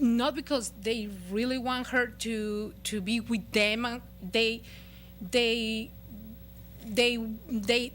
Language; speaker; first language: English; non-native, fluent; Spanish